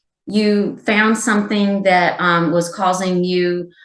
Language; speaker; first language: English; native; English